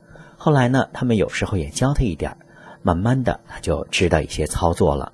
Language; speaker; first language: Chinese; native; Chinese